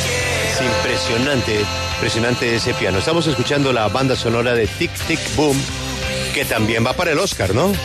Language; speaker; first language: Spanish; native; Spanish